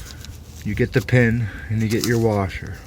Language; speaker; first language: English; native; English